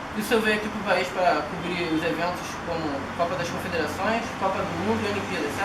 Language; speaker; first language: Portuguese; native; Portuguese